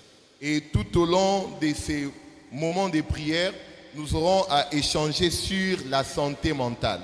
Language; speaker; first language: French; non-native, local second language; Lingala